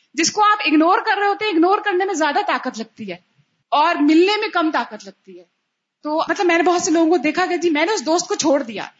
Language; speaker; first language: Urdu; native; Urdu